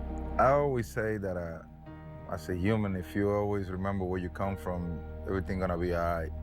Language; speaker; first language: English; non-native, fluent; Spanish